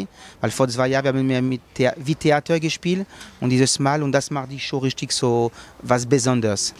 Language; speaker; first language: German; non-native, learner; French